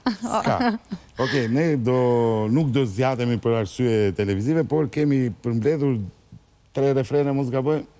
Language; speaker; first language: Albanian; native; Albanian